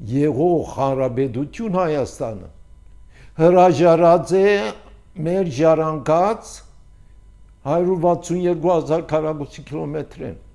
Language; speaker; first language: Armenian; early bilingual, heritage; Armenian